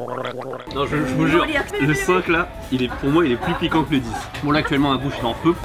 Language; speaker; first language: French; native; French